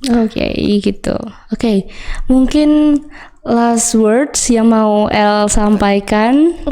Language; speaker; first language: Indonesian; native; Indonesian